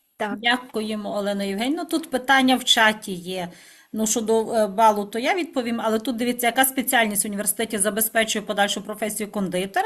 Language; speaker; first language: Ukrainian; native; Ukrainian